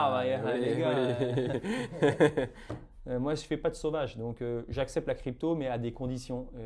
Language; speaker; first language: French; native; French